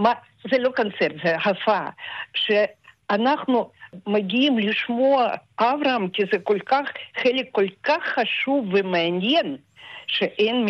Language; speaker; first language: Hebrew; non-native, fluent; Russian